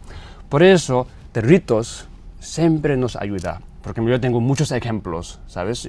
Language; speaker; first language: Spanish; non-native, learner; Tibetan